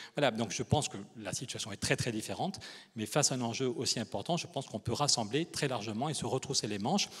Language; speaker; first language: French; native; French